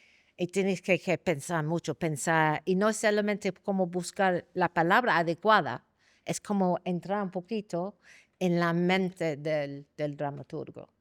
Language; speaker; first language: Spanish; non-native, fluent; English